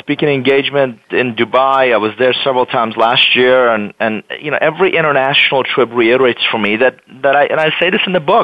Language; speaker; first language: English; non-native, fluent; Persian